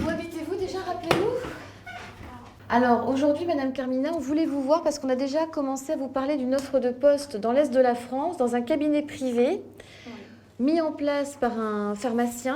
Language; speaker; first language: French; native; French